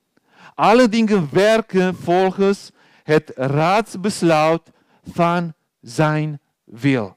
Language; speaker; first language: Dutch; non-native, learner; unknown